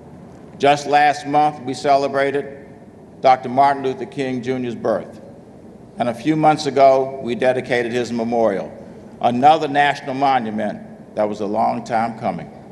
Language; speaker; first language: English; native; English